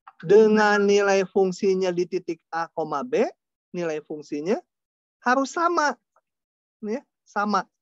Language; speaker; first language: Indonesian; non-native, local second language; Sundanese